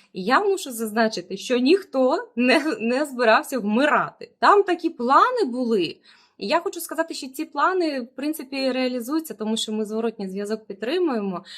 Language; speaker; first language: Ukrainian; non-native, local second language; Russian